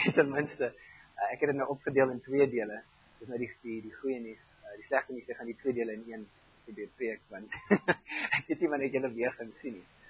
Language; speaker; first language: Afrikaans; non-native, fluent; German